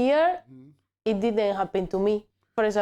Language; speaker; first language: English; non-native, learner; Spanish